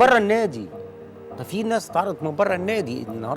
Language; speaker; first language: Arabic; native; Arabic